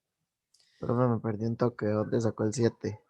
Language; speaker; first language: Spanish; native; Spanish